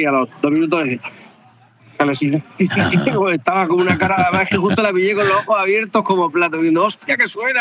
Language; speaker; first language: Spanish; native; Spanish